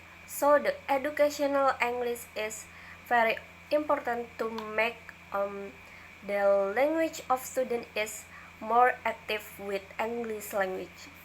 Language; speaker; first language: English; non-native, learner; Indonesian